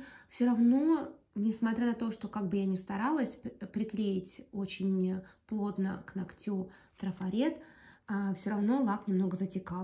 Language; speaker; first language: Russian; native; Russian